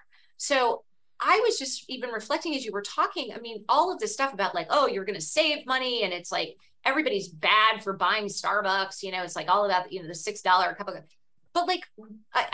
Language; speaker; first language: English; native; English